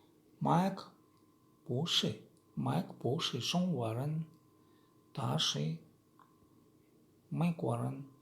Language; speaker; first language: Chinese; non-native, learner; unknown